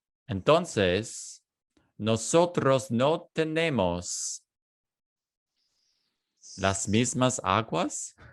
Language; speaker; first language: Spanish; non-native, fluent; English